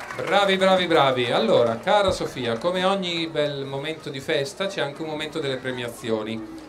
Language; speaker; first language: Italian; native; Italian